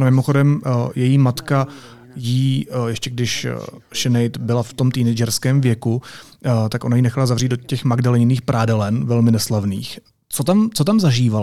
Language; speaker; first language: Czech; native; Czech